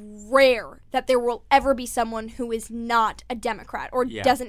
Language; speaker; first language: English; native; English